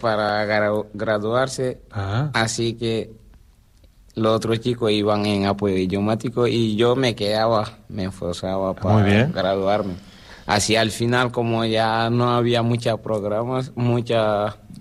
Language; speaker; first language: Spanish; non-native, fluent; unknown